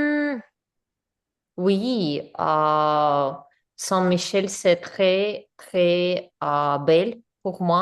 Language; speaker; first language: French; non-native, learner; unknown